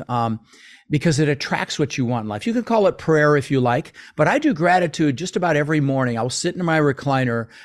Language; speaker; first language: English; early bilingual, other home language; Dutch